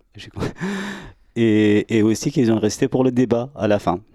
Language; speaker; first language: French; non-native, learner; Persian